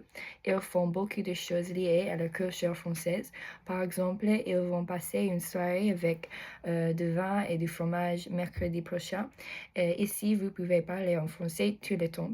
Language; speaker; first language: French; non-native, learner; English